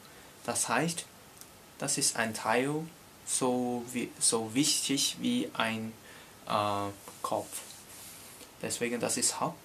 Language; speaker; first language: German; non-native, learner; Cantonese